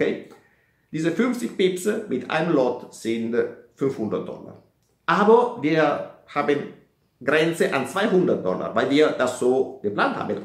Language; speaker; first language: German; non-native, fluent; Italian